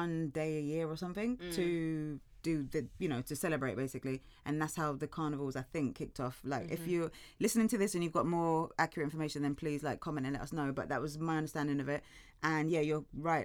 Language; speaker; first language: English; native; English